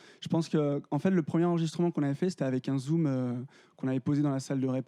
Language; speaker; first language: French; native; French